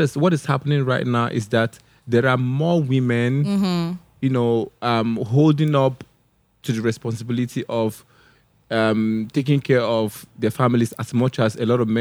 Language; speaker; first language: English; non-native, local second language; Igbo